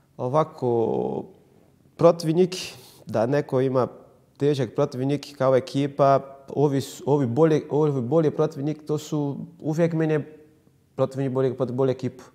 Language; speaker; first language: Croatian; non-native, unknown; Portuguese